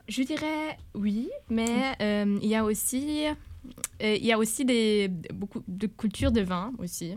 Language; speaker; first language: French; non-native, fluent; German